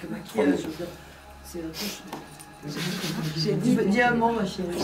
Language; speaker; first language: French; native; French